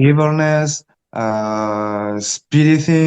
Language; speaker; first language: English; early bilingual, heritage; Spanish